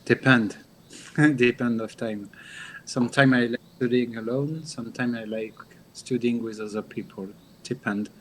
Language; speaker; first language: English; non-native, learner; French